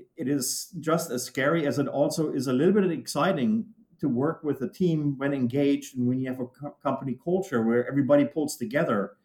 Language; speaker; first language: English; non-native, fluent; German